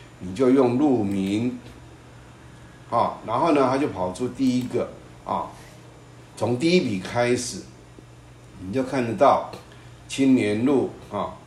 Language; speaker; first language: Chinese; native; Chinese